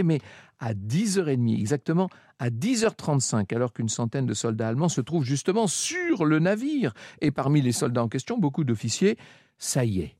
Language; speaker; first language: French; native; French